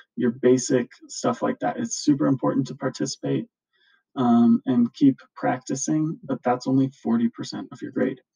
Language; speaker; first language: English; native; English